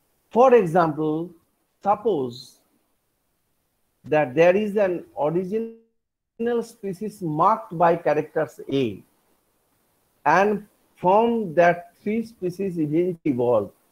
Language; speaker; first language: English; non-native, local second language; Bangla